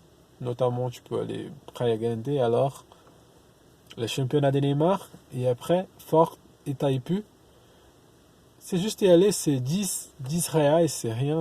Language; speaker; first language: French; non-native, learner; Portuguese